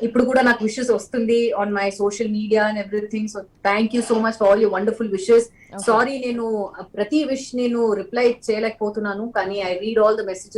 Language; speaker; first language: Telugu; non-native, local second language; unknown